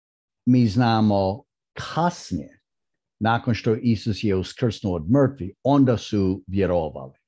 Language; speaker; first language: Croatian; early bilingual, heritage; English